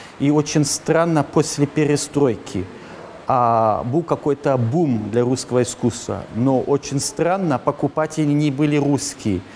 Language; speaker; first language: Russian; early bilingual, heritage; Russian